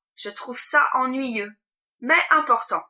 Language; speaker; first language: French; non-native, learner; English